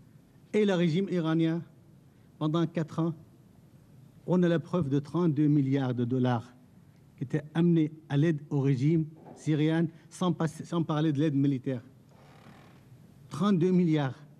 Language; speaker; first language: French; non-native, fluent; Arabic